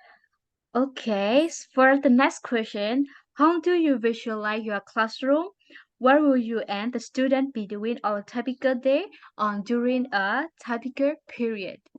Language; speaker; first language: English; non-native, learner; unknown